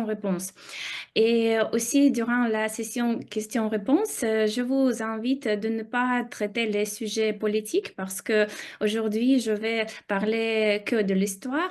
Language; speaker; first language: French; non-native, fluent; Russian